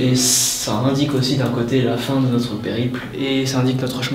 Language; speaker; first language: French; native; French